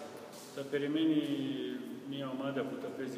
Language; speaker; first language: Greek; non-native, learner; Serbian